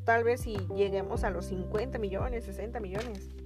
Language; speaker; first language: Spanish; native; Spanish